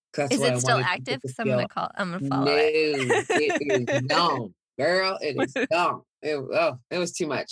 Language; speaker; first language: English; early bilingual, other home language; Yoruba